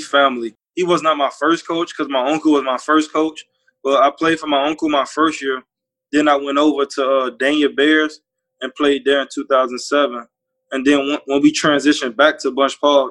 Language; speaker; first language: English; native; English